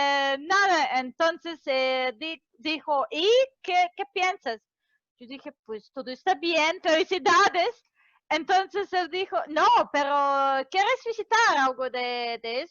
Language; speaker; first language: Spanish; non-native, fluent; Serbian